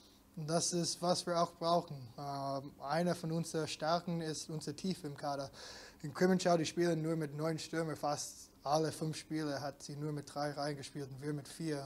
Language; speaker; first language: German; non-native, fluent; English